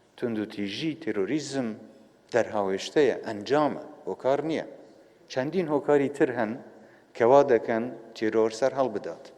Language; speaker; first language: Central Kurdish; non-native, local second language; Kurdish